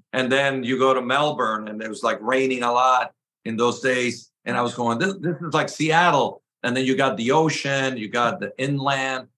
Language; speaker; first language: English; early bilingual, other home language; Spanish